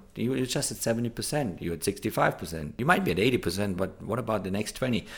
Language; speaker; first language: English; non-native, fluent; German